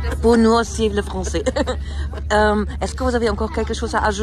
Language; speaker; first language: French; non-native, fluent; German